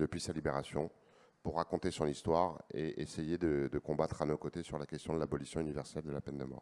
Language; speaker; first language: French; native; French